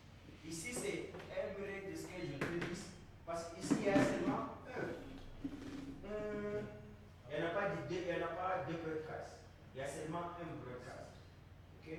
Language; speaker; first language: French; non-native, learner; Portuguese